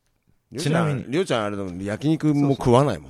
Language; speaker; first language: Japanese; native; Japanese